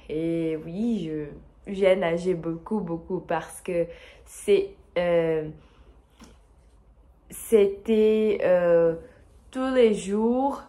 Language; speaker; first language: French; non-native, fluent; Portuguese